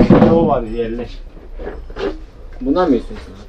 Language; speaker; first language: Turkish; native; Turkish